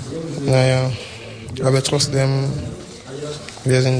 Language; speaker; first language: German; non-native, fluent; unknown